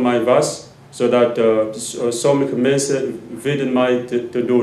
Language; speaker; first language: Dutch; non-native, learner; Lingala